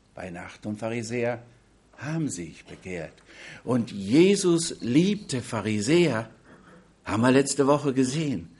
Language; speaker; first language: German; non-native, fluent; English